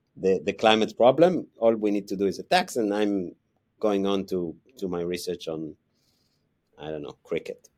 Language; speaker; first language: English; non-native, fluent; Hebrew